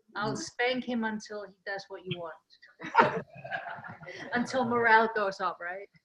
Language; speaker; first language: English; non-native, fluent; Danish